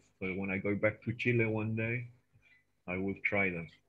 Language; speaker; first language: English; non-native, fluent; Spanish